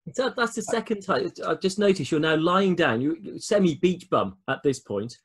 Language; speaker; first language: English; native; English